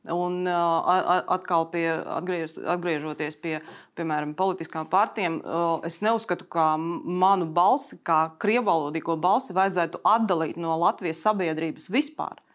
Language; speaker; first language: Latvian; non-native, local second language; Russian